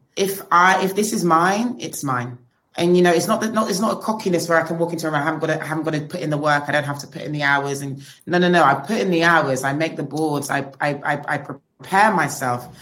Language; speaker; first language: English; native; English